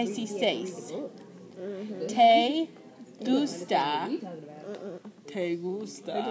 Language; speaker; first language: Spanish; non-native, learner; English